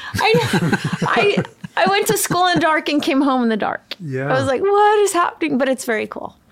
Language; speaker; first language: English; early bilingual, other home language; Swedish